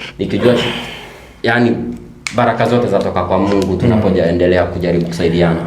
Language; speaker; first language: Swahili; non-native, local second language; Meru